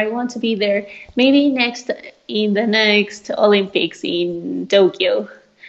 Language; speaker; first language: English; non-native, fluent; Spanish